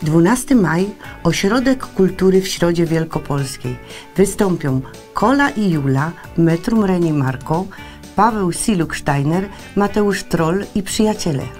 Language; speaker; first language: Polish; native; Polish